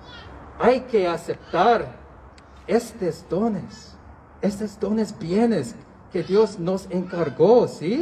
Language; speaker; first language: Spanish; non-native, learner; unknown